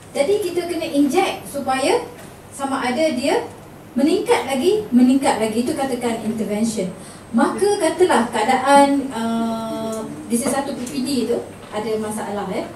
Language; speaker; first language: Malay; native; Malay